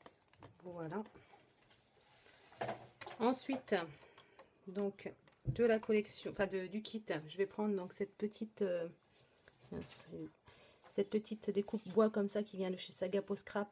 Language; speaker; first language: French; native; French